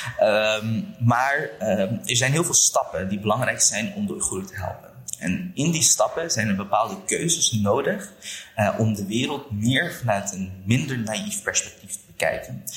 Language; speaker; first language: Dutch; early bilingual, other home language; Uyghur